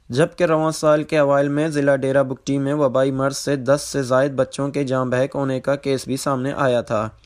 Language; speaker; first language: Urdu; non-native, local second language; Baluchi